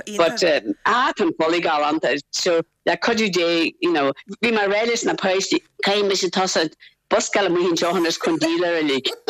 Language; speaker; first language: Irish; native; Irish